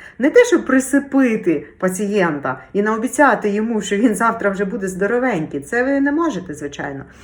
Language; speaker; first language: Ukrainian; native; Ukrainian